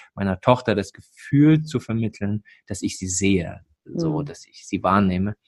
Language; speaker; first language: German; native; German